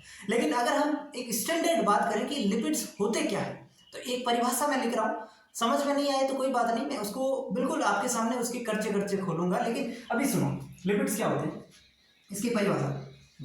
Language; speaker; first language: Hindi; native; Hindi